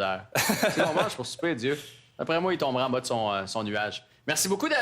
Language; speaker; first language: French; native; French